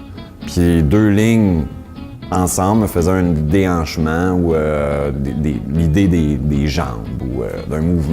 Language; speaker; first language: French; native; French